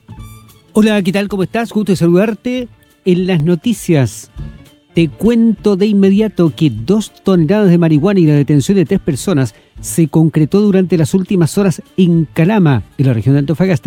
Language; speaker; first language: Spanish; native; Spanish